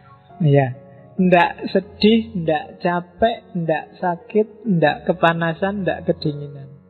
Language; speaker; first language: Indonesian; non-native, local second language; Javanese